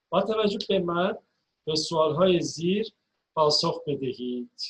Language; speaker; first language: Persian; non-native, fluent; Turkish